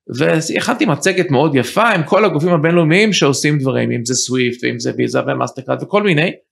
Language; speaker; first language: Hebrew; early bilingual, heritage; Hebrew